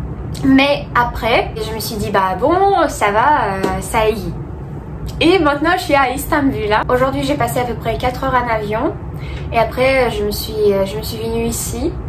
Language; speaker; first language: French; non-native, fluent; Russian